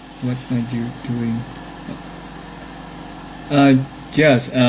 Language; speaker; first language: English; non-native, learner; Vietnamese